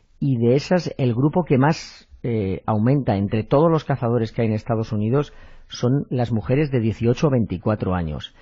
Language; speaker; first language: Spanish; native; Spanish